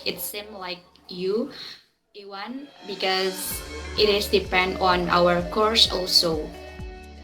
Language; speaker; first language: English; non-native, learner; Indonesian